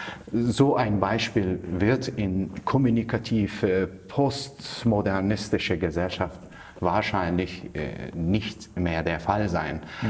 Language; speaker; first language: German; non-native, fluent; Kurdish